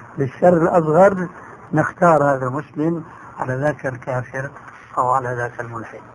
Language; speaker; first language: Arabic; early bilingual, other home language; Albanian